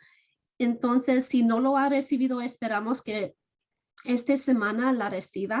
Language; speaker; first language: Spanish; non-native, fluent; English